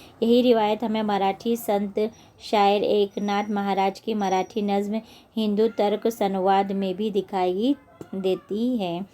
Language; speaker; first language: Urdu; native; Urdu